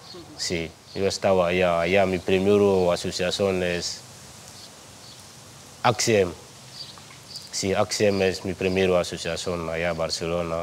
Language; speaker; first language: Spanish; non-native, learner; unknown